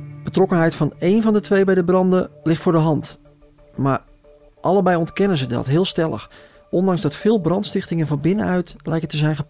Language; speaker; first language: Dutch; native; Dutch